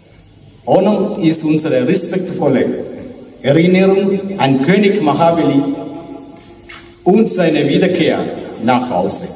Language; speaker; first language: German; non-native, fluent; Malayalam